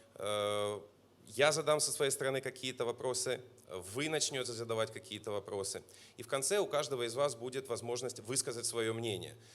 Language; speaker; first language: Russian; native; Russian